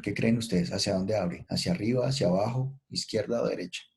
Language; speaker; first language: Spanish; native; Spanish